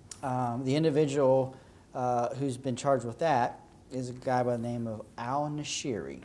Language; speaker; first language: English; native; English